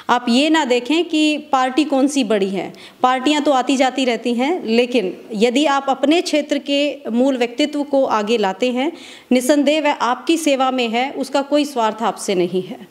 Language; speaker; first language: Hindi; native; Hindi